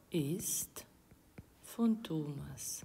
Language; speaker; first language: German; non-native, fluent; Ukrainian